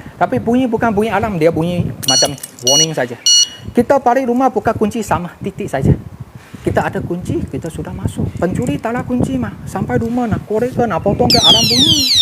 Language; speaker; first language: Malay; non-native, local second language; Chinese